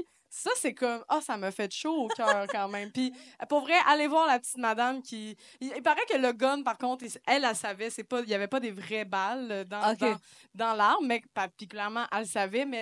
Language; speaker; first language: French; native; French